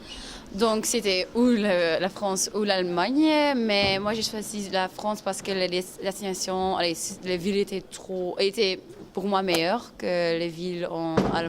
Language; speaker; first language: French; non-native, local second language; Dutch